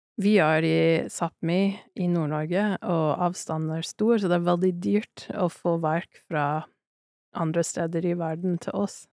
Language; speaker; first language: Norwegian; non-native, fluent; English